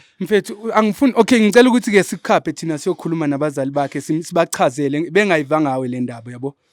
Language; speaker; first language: Zulu; non-native, local second language; Xhosa